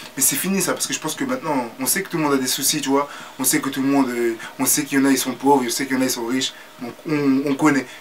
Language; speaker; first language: French; native; French